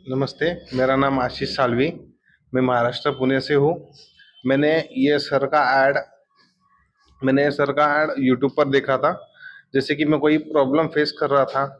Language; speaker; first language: Hindi; non-native, local second language; Marathi